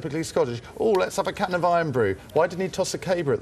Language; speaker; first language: English; native; English